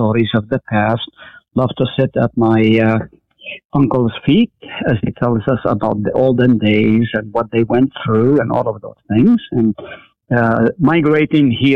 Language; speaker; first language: English; non-native, fluent; Hebrew